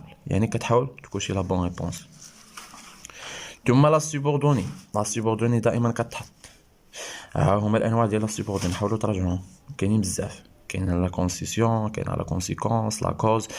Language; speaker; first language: Arabic; native; Arabic